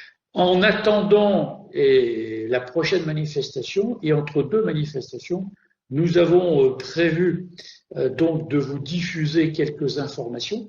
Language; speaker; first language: French; native; French